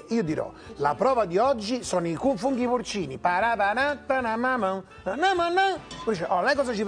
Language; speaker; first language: Italian; native; Italian